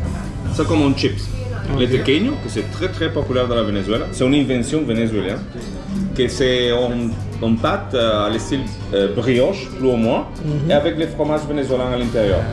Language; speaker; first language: French; non-native, learner; Spanish